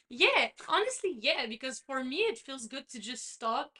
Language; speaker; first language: English; non-native, fluent; French